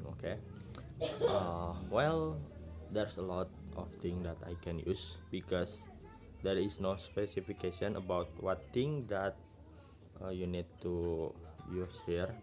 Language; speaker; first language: English; non-native, learner; Indonesian